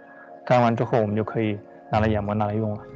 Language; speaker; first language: Chinese; native; Chinese